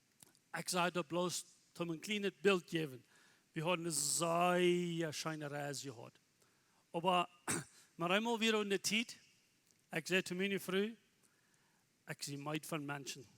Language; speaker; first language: German; non-native, learner; Plautdietsch